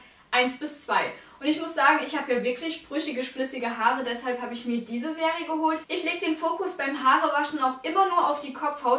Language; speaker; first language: German; native; German